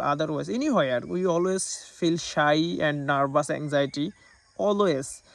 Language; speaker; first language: English; non-native, learner; Bangla